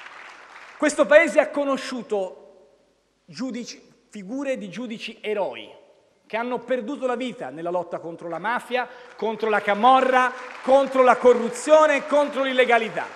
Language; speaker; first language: Italian; native; Italian